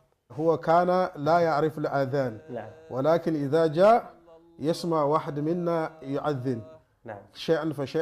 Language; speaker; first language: Arabic; non-native, fluent; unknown